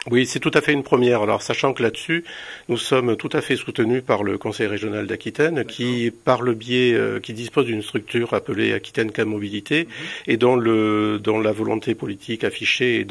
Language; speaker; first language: French; native; French